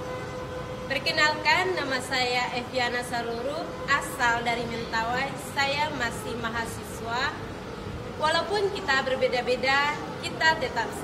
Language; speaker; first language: Indonesian; non-native, local second language; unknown